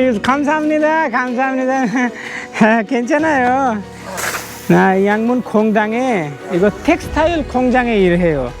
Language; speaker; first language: Korean; non-native, learner; Bangla